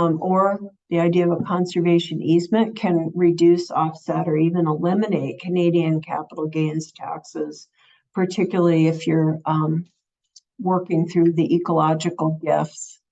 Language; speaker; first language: English; native; English